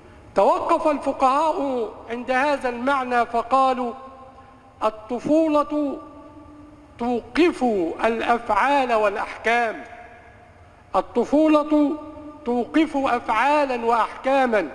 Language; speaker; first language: Arabic; native; Arabic